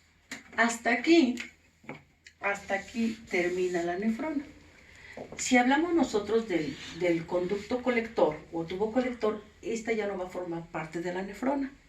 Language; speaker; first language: Spanish; native; Spanish